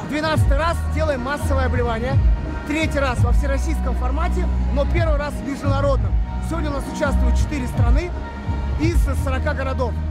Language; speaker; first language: Russian; native; Russian